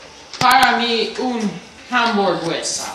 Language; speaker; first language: Spanish; non-native, learner; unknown